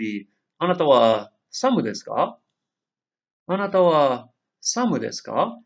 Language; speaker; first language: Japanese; non-native, fluent; English